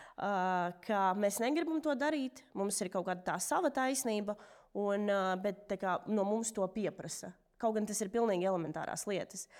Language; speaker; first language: Latvian; non-native, local second language; Russian